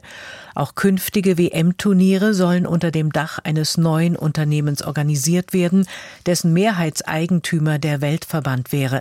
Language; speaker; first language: German; native; German